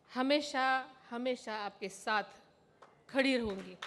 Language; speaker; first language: Hindi; non-native, local second language; Marathi